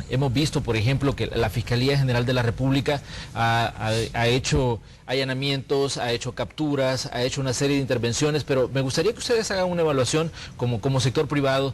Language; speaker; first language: Spanish; native; Spanish